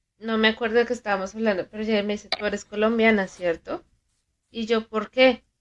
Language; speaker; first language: Spanish; native; Spanish